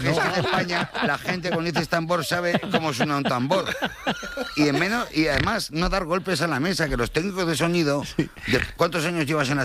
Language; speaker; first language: Spanish; native; Spanish